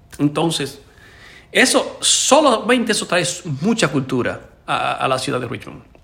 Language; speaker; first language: Spanish; native; Spanish